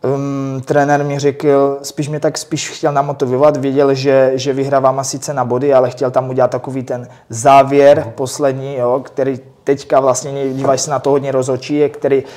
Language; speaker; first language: Czech; native; Czech